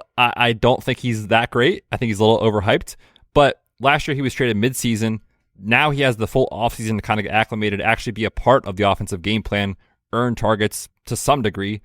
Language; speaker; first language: English; native; English